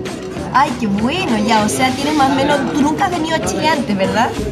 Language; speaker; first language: Spanish; native; Spanish